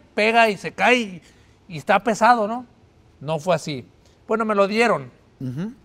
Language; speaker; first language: Spanish; native; Spanish